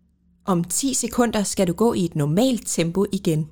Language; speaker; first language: Danish; native; Danish